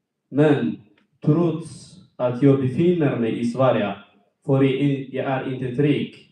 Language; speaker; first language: Swedish; non-native, fluent; Tigrinya